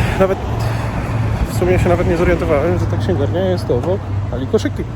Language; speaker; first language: Polish; native; Polish